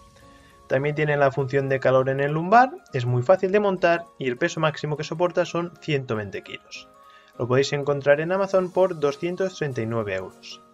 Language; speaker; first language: Spanish; native; Spanish